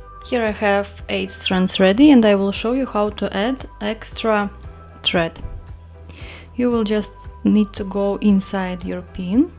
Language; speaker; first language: English; non-native, fluent; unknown